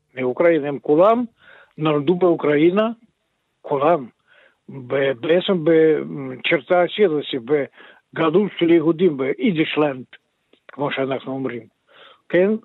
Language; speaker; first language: Hebrew; non-native, fluent; Russian